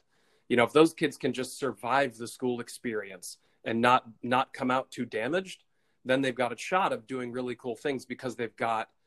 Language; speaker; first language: English; native; English